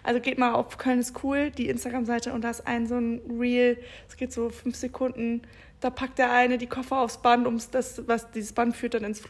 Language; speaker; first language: German; native; German